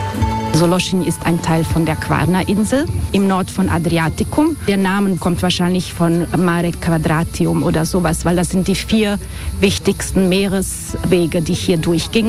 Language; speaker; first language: German; non-native, fluent; Croatian